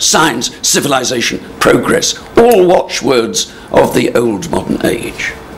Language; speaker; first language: English; native; English